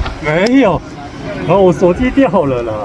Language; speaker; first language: Chinese; non-native, learner; Korean